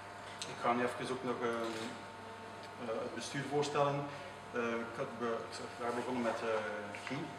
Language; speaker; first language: Dutch; native; Dutch